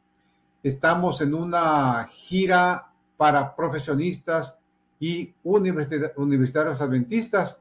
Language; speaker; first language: Spanish; native; Spanish